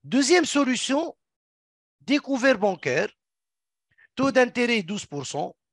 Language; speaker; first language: French; non-native, local second language; Arabic